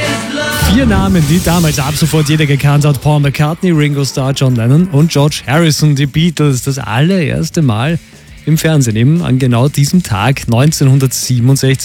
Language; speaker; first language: German; native; German